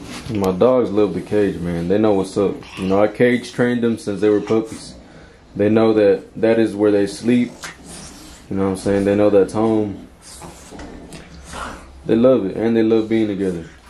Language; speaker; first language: English; early bilingual, other home language; Spanish